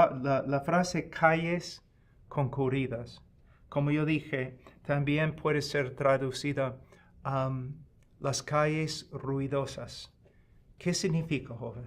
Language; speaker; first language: Spanish; non-native, fluent; English